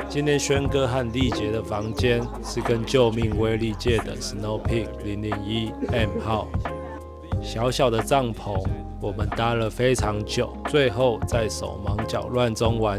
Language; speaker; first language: Chinese; native; Chinese